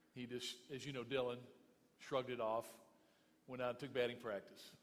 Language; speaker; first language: English; native; English